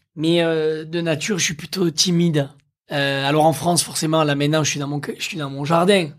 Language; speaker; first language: French; native; French